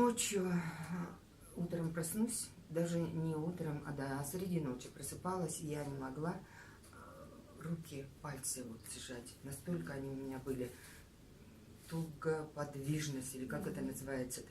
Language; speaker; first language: Russian; native; Russian